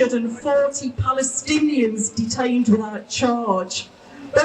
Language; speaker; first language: English; native; English